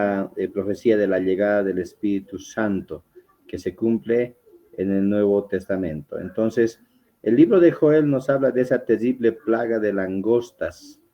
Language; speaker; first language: Spanish; native; Spanish